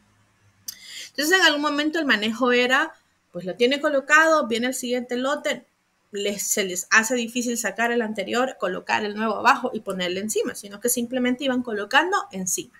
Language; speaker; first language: Spanish; native; Spanish